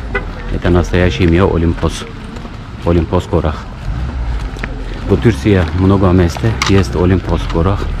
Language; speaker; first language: Russian; non-native, learner; Turkish